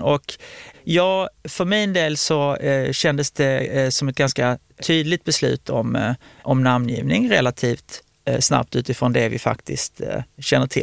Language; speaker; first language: Swedish; native; Swedish